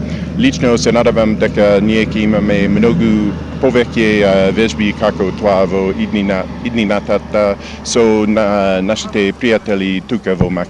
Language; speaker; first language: Macedonian; non-native, fluent; English